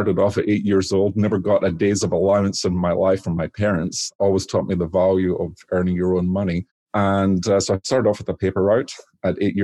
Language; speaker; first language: English; native; English